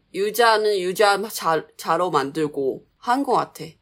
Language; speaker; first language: Korean; non-native, fluent; Chinese